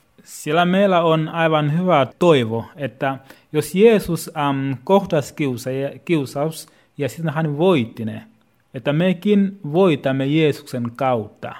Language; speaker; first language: Finnish; non-native, fluent; Swahili